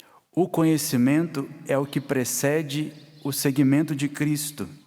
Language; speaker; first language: Portuguese; native; Portuguese